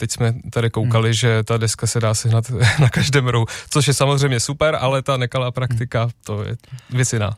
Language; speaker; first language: Czech; native; Czech